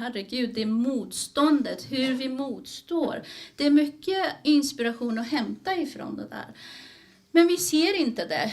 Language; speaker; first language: Swedish; early bilingual, other home language; Persian